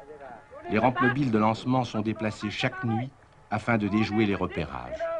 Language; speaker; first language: French; native; French